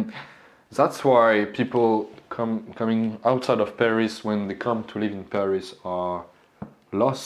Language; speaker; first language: English; non-native, learner; French